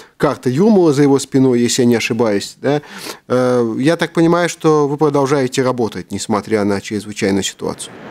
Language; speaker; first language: Russian; native; Russian